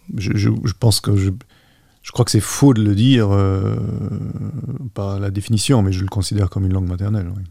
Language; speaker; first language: French; non-native, local second language; Luxembourgish